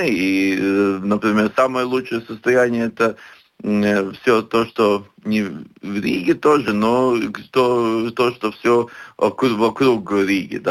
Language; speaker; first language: Russian; non-native, local second language; Latvian